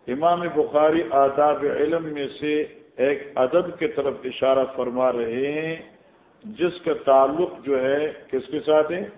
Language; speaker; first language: Urdu; non-native, local second language; Northern Hindko